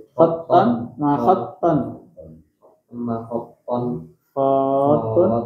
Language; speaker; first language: Arabic; non-native, fluent; Indonesian